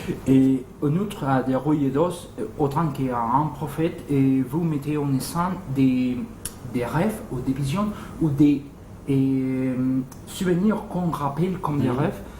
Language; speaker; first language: French; non-native, fluent; Spanish